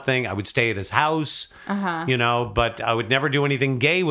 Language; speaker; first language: English; native; English